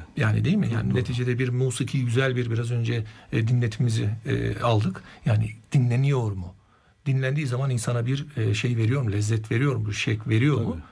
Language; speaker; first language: Turkish; native; Turkish